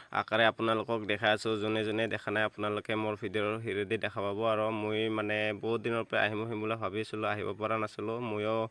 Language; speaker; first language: Assamese; native; Assamese